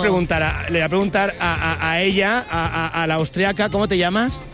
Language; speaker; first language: Spanish; native; Spanish